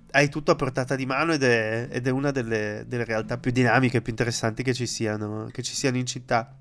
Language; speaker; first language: Italian; native; Italian